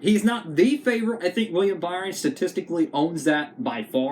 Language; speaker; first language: English; native; English